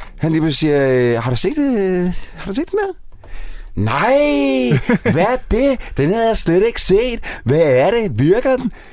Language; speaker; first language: Danish; native; Danish